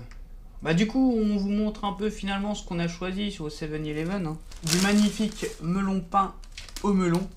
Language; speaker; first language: French; native; French